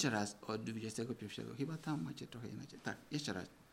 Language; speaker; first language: Polish; non-native, learner; Ukrainian